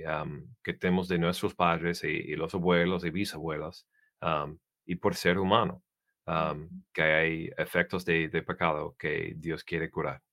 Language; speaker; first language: Spanish; non-native, fluent; English